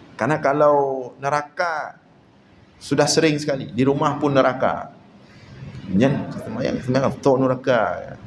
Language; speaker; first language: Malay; non-native, local second language; Achinese